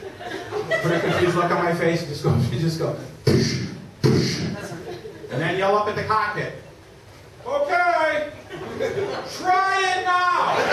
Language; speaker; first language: English; native; English